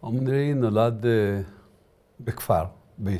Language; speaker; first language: Hebrew; early bilingual, other home language; Arabic